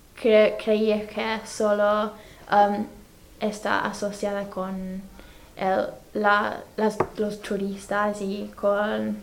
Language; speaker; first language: Spanish; non-native, fluent; English